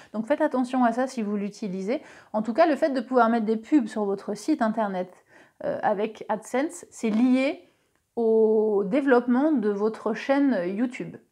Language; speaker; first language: French; native; French